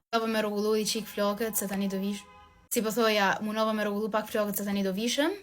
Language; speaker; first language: Albanian; early bilingual, heritage; Albanian